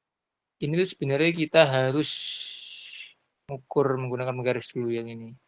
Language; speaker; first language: Indonesian; non-native, local second language; Javanese